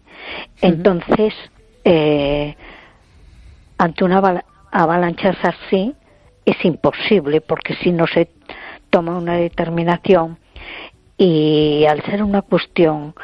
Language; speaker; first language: Spanish; native; Spanish